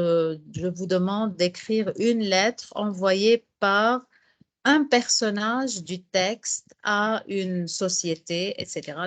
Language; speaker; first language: French; non-native, fluent; Arabic